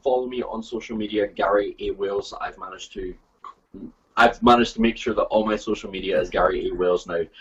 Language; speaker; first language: English; native; English